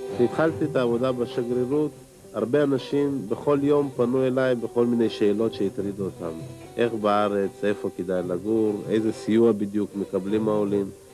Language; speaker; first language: Hebrew; early bilingual, other home language; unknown